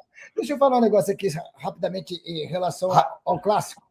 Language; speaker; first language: Portuguese; native; Portuguese